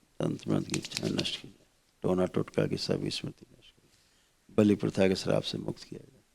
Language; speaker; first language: Hindi; native; Hindi